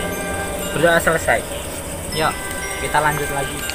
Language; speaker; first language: Indonesian; native; Indonesian